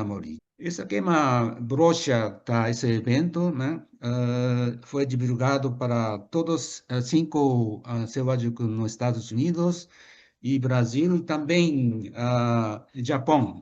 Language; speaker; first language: Portuguese; non-native, fluent; Japanese